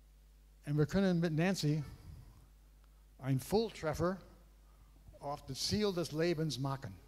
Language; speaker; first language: German; non-native, learner; English